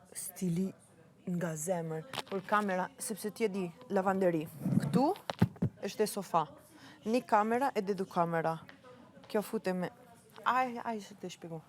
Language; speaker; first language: Albanian; early bilingual, heritage; Albanian